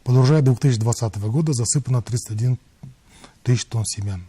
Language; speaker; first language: Russian; non-native, local second language; Kazakh